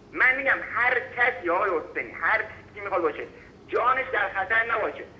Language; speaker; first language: Persian; native; Persian